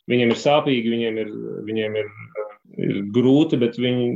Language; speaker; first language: Latvian; native; Latvian